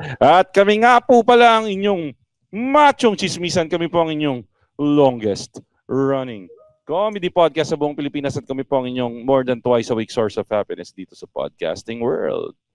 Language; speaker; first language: Filipino; native; Filipino